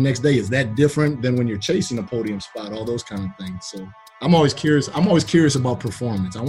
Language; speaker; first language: English; native; English